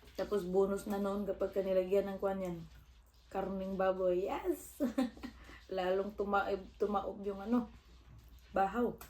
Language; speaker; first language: Filipino; non-native, local second language; Cebuano